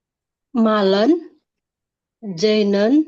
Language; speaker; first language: German; non-native, learner; Indonesian